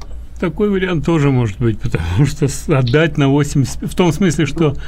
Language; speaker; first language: Russian; native; Russian